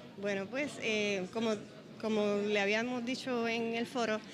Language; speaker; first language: Spanish; native; Spanish